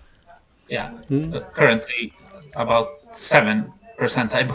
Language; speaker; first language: English; non-native, fluent; Serbian